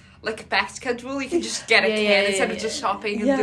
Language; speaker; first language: English; non-native, fluent; Arabic